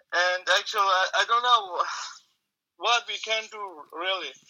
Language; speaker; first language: English; non-native, learner; Kurdish